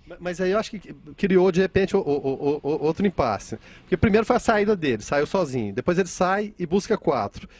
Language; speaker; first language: Portuguese; native; Portuguese